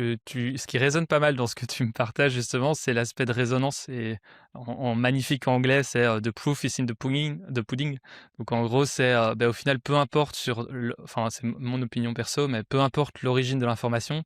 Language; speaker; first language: French; native; French